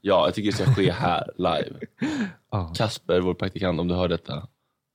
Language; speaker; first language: Swedish; native; Swedish